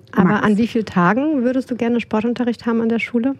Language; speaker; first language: German; native; German